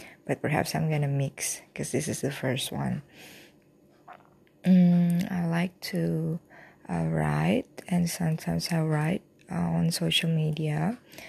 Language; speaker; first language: English; non-native, fluent; Indonesian